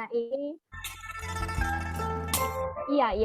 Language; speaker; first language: Indonesian; non-native, learner; Chinese